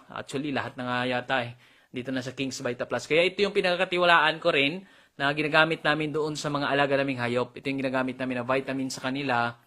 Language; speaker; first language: Filipino; non-native, local second language; Cebuano